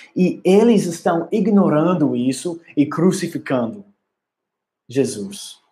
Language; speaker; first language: Portuguese; non-native, learner; English